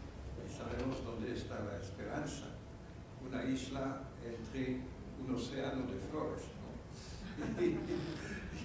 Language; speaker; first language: Spanish; non-native, fluent; French